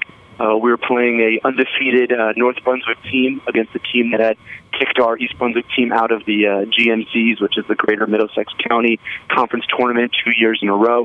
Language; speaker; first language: English; native; English